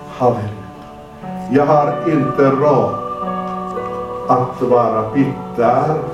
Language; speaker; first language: Swedish; non-native, fluent; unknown